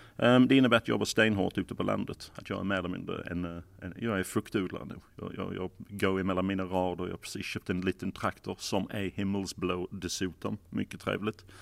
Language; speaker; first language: Swedish; non-native, fluent; English